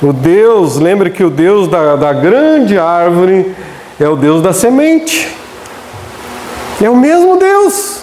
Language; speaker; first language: Portuguese; native; Portuguese